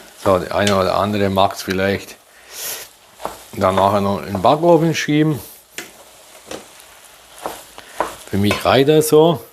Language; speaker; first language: German; early bilingual, other home language; Polish